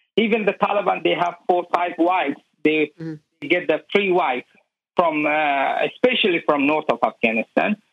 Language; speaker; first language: English; non-native, learner; Persian